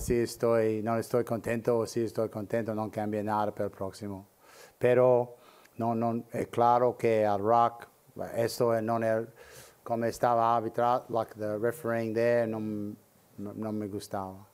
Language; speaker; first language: Spanish; non-native, learner; English